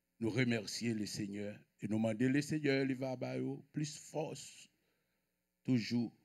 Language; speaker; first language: French; non-native, local second language; Haitian Creole